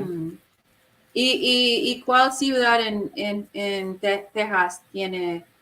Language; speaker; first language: Spanish; non-native, learner; English